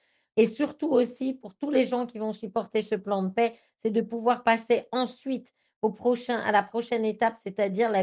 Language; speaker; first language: French; native; French